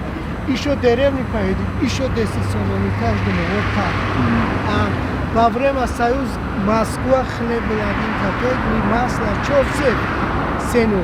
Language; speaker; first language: Russian; non-native, local second language; Tajik